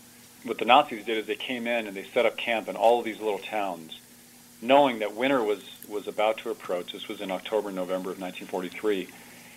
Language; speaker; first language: English; early bilingual, other home language; Italian